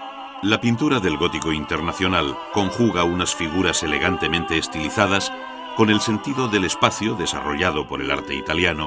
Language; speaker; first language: Spanish; native; Spanish